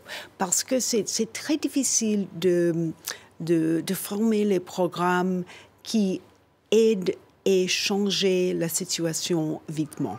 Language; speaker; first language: French; non-native, fluent; English